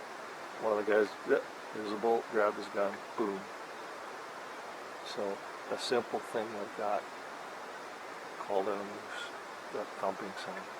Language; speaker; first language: English; native; English